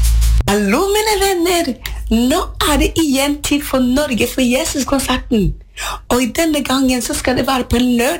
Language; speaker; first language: Norwegian; non-native, fluent; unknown